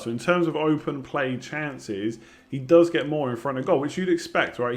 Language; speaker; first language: English; native; English